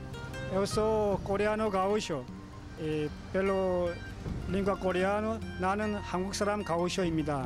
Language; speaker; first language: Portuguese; non-native, learner; Korean